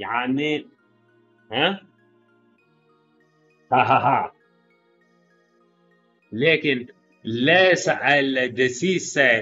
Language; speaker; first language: Arabic; non-native, learner; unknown